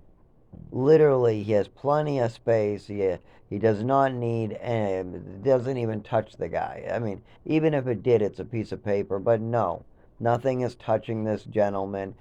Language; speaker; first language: English; native; English